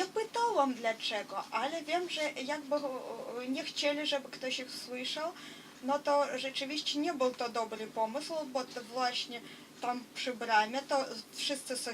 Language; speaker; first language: Polish; non-native, fluent; Russian